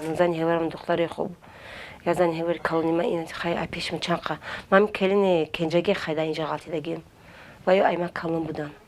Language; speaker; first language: Tajik; non-native, fluent; Avaric